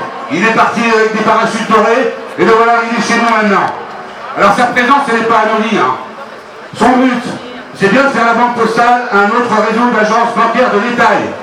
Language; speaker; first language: French; native; French